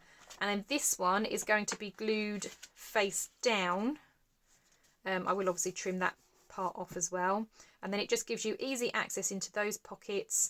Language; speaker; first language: English; native; English